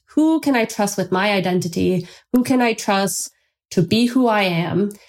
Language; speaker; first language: English; non-native, fluent; Turkish